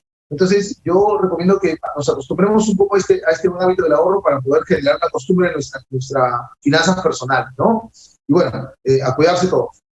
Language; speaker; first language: Spanish; native; Spanish